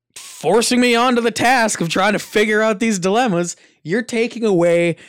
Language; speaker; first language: English; early bilingual, other home language; Italian